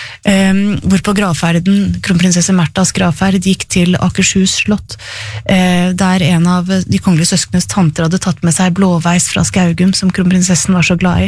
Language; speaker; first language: Norwegian; native; Norwegian